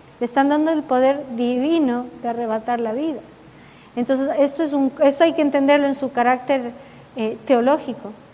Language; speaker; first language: Spanish; early bilingual, heritage; Spanish